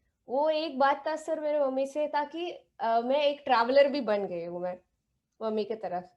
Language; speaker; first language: Hindi; non-native, local second language; Tamil